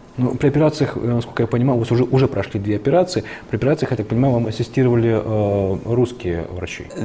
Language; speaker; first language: Russian; native; Russian